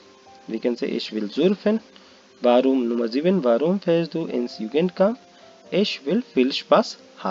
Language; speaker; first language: German; non-native, learner; Hindi